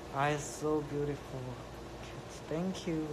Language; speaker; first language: English; non-native, learner; Korean